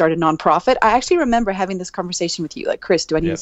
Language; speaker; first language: English; native; English